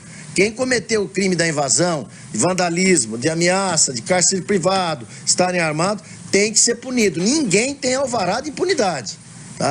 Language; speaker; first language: Portuguese; native; Portuguese